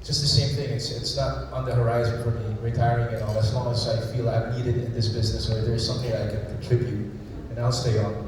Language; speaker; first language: English; non-native, local second language; Filipino